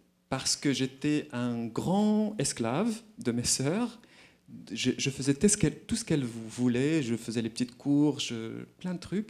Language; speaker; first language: French; non-native, local second language; Arabic